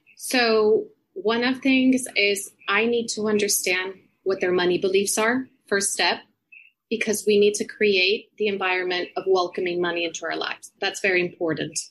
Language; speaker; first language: English; non-native, fluent; Spanish